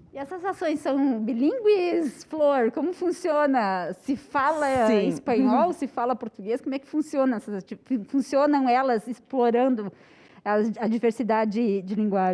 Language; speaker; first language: Portuguese; native; Portuguese